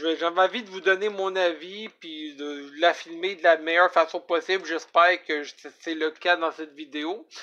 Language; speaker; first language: French; native; French